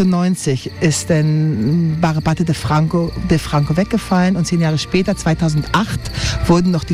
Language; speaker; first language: German; native; German